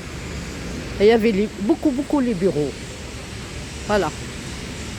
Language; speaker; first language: French; non-native, local second language; Arabic